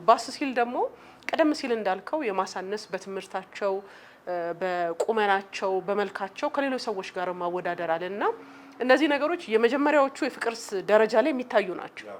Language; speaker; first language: Amharic; native; Amharic